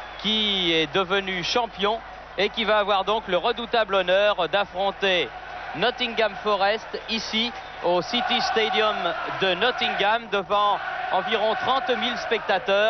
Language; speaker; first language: French; native; French